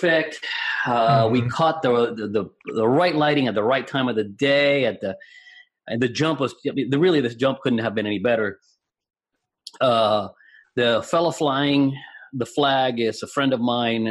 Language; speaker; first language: English; non-native, fluent; Spanish